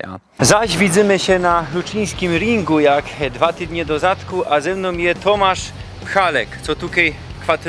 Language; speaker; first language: Polish; non-native, local second language; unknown